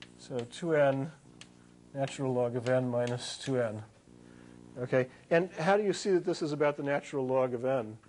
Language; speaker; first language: English; native; English